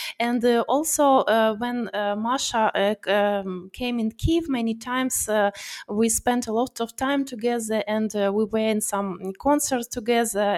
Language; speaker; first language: English; non-native, learner; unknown